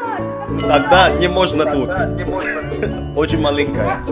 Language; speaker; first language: Russian; non-native, learner; Indonesian